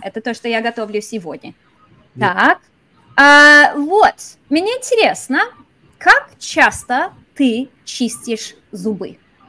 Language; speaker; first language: Russian; non-native, fluent; English